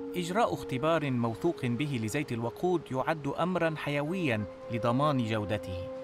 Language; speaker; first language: Arabic; native; Arabic